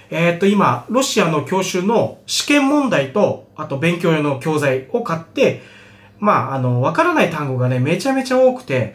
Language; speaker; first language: Japanese; native; Japanese